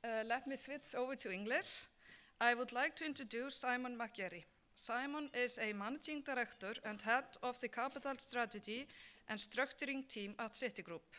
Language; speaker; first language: English; non-native, fluent; Icelandic